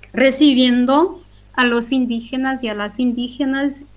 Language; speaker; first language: Spanish; non-native, local second language; Guarani